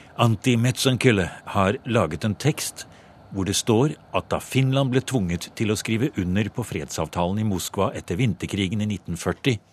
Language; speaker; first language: Norwegian; native; Norwegian